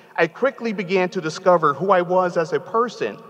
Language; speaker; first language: English; native; English